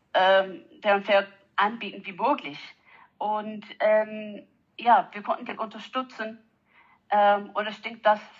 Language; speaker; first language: German; non-native, fluent; English